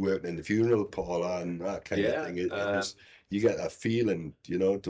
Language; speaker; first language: English; native; English